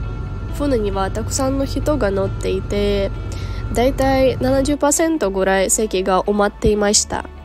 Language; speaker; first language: Japanese; non-native, fluent; Ukrainian